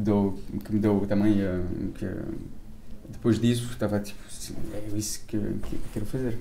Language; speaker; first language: Portuguese; early bilingual, heritage; French